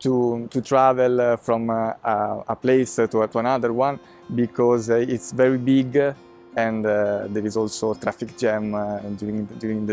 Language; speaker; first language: English; non-native, fluent; Italian